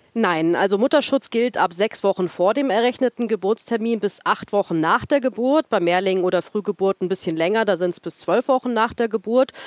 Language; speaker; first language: German; native; German